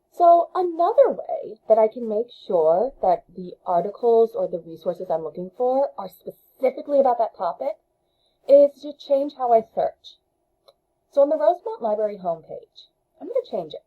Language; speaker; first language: English; native; English